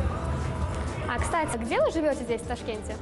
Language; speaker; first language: Russian; native; Russian